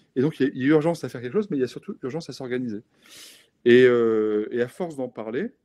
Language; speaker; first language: French; native; French